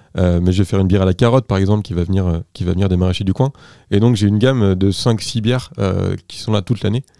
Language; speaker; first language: French; native; French